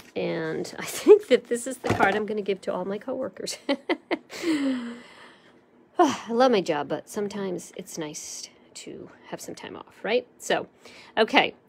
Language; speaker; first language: English; native; English